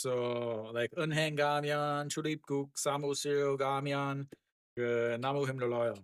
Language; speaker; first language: Korean; non-native, learner; English